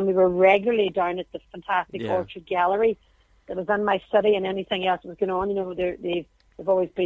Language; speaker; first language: English; native; English